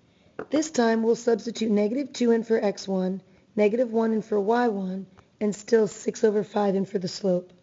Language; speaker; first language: English; native; English